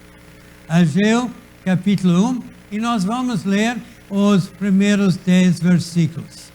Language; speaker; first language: Portuguese; native; Portuguese